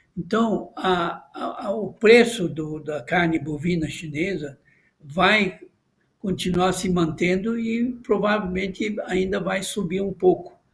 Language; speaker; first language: Portuguese; non-native, fluent; Chinese